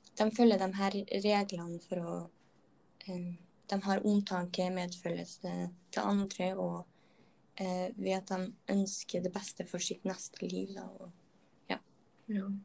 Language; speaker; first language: Norwegian; native; Norwegian